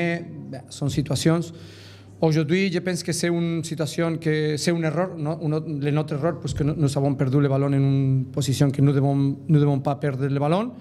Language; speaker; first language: French; non-native, learner; Spanish